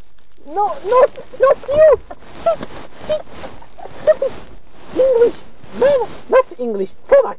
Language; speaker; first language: English; non-native, learner; Slovak